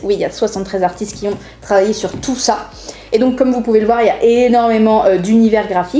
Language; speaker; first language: French; native; French